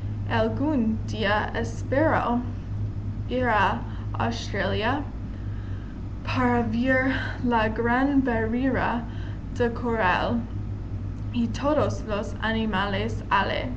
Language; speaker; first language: Spanish; non-native, learner; English